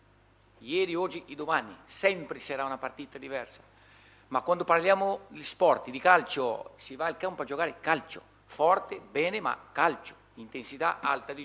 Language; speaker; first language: Italian; non-native, fluent; Portuguese